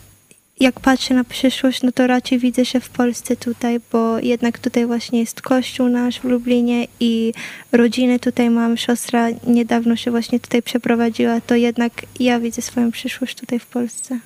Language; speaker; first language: Polish; early bilingual, heritage; Polish